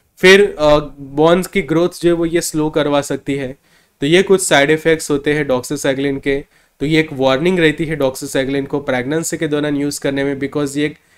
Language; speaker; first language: Hindi; non-native, local second language; Gujarati